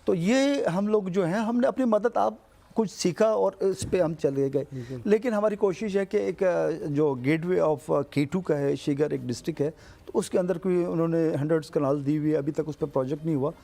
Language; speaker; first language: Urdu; non-native, local second language; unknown